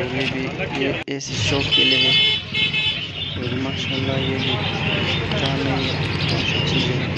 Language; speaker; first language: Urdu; non-native, local second language; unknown